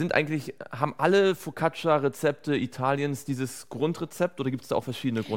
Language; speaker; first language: German; native; German